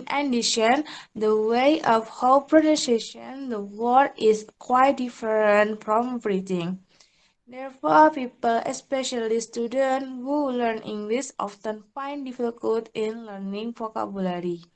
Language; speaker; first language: English; non-native, learner; Indonesian